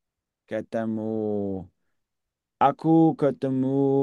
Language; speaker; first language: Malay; non-native, learner; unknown